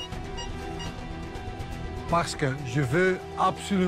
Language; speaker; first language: French; non-native, local second language; Dutch